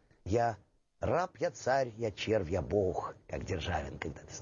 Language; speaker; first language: Russian; native; Russian